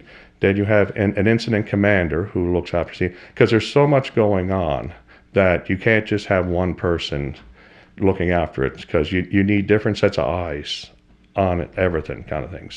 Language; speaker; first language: English; native; English